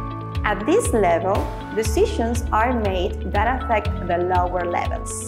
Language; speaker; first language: English; non-native, fluent; Spanish